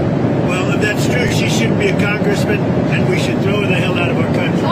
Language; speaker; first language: English; native; English